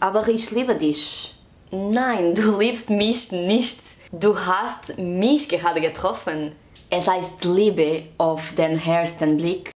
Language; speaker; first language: German; non-native, learner; Portuguese